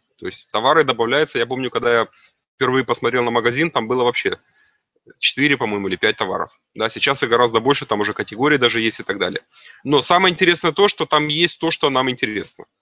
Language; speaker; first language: Russian; native; Russian